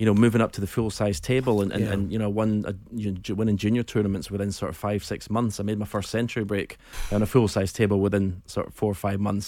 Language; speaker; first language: English; native; English